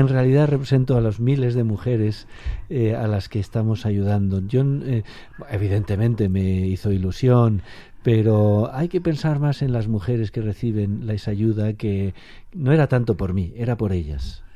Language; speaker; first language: Spanish; native; Spanish